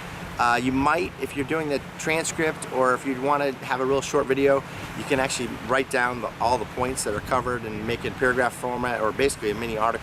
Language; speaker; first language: English; native; English